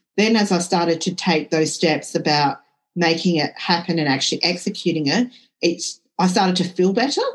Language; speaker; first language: English; early bilingual, other home language; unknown